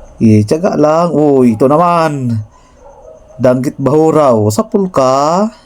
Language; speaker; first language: Filipino; native; Filipino